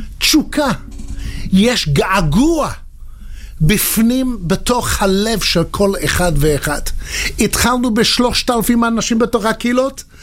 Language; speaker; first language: Hebrew; non-native, local second language; English